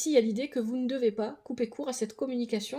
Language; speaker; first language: French; native; French